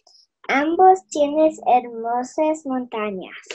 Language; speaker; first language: Spanish; non-native, learner; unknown